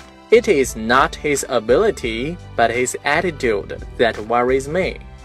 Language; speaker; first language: English; non-native, fluent; Chinese